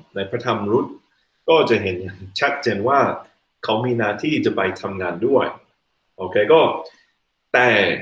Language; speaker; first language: Thai; non-native, fluent; English